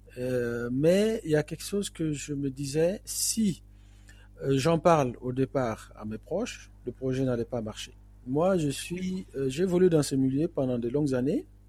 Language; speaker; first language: French; non-native, local second language; Fula